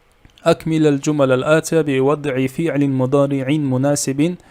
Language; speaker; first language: Arabic; non-native, fluent; Kazakh